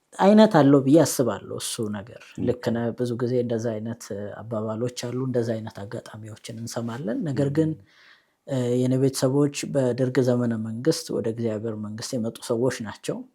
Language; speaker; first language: Amharic; native; Amharic